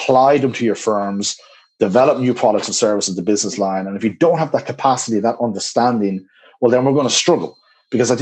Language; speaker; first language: English; native; English